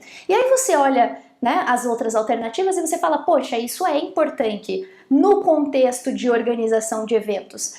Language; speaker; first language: Portuguese; native; Portuguese